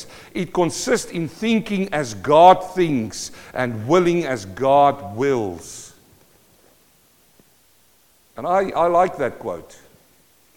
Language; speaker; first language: English; non-native, local second language; Afrikaans